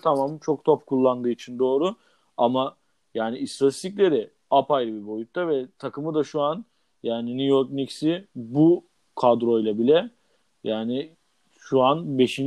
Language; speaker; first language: Turkish; native; Turkish